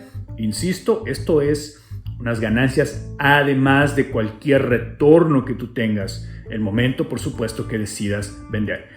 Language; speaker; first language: Spanish; native; Spanish